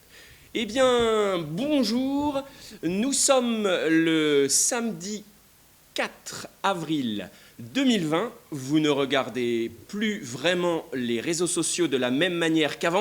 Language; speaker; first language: French; native; French